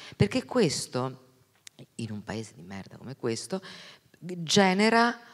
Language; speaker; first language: Italian; native; Italian